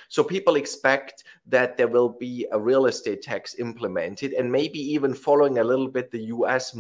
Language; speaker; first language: English; non-native, fluent; German